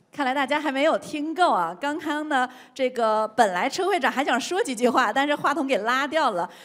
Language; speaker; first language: Chinese; native; Chinese